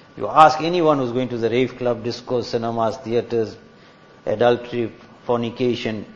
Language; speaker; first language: English; native; English